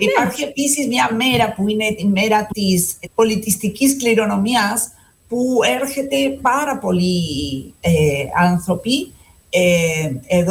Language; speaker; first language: Greek; non-native, fluent; Spanish